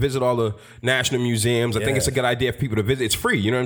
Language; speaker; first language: English; native; English